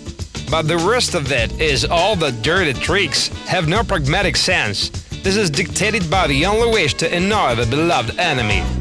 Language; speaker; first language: English; non-native, fluent; Russian